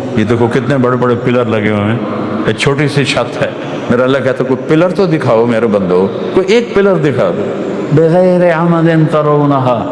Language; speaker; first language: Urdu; non-native, local second language; Punjabi